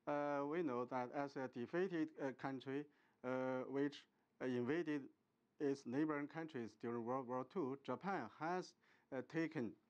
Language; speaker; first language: English; non-native, fluent; Chinese